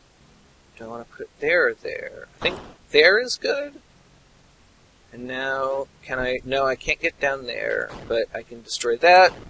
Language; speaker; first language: English; native; English